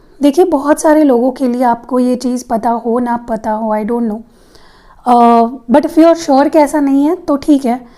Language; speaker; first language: Hindi; non-native, local second language; Marathi